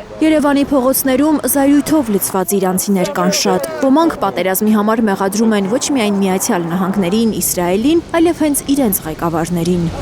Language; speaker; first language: Armenian; native; Armenian